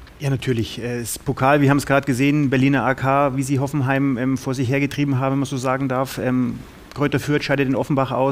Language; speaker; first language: German; native; German